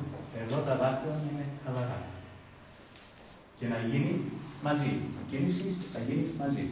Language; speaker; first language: Greek; early bilingual, heritage; Greek